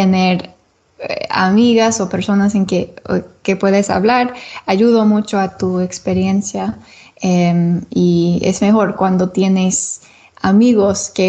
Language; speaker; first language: Spanish; non-native, learner; English